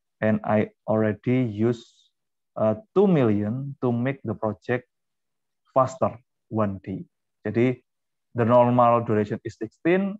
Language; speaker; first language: English; non-native, fluent; Indonesian